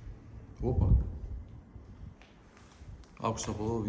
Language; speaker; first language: Greek; early bilingual, other home language; Albanian